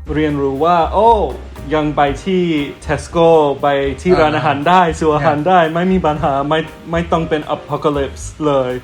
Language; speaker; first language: Thai; non-native, fluent; English